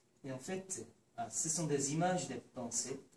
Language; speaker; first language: French; non-native, learner; Korean